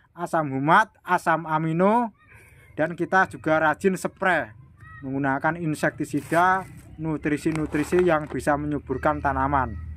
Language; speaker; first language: Indonesian; non-native, local second language; Javanese